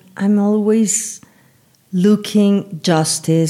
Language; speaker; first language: English; non-native, learner; Spanish